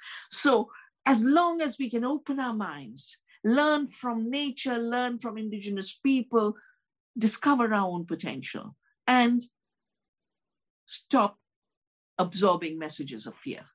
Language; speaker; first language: English; non-native, local second language; Hindi